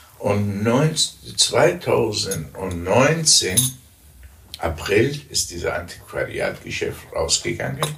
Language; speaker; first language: German; early bilingual, other home language; Persian